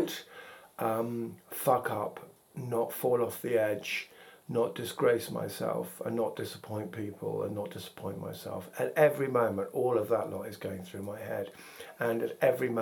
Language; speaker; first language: English; native; English